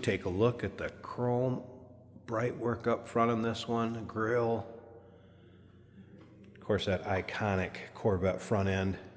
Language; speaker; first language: English; native; English